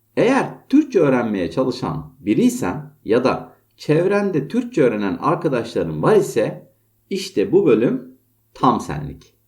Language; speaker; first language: Turkish; native; Turkish